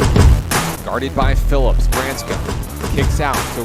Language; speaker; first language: English; native; English